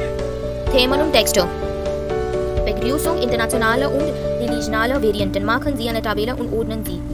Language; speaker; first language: German; non-native, fluent; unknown